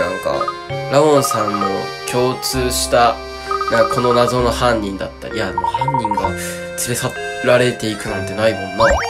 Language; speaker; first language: Japanese; native; Japanese